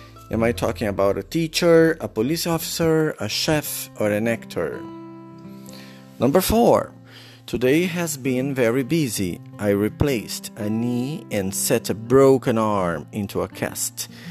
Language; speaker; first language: English; non-native, fluent; Portuguese